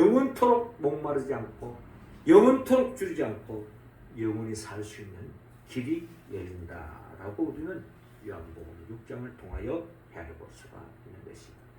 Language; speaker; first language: Korean; native; Korean